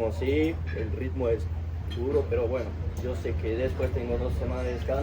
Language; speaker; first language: Spanish; non-native, fluent; French